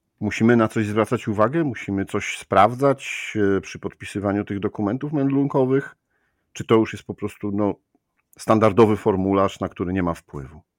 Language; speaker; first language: Polish; native; Polish